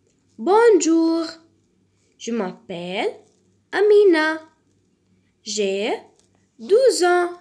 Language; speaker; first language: French; non-native, learner; Arabic